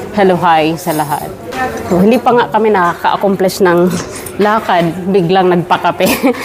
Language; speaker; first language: Filipino; non-native, local second language; Waray